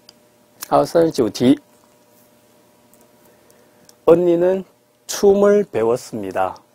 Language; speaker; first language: Korean; non-native, fluent; Chinese